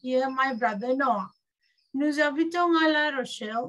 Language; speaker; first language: French; non-native, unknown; Sinhala